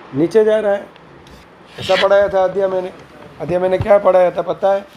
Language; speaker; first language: Hindi; non-native, local second language; Gujarati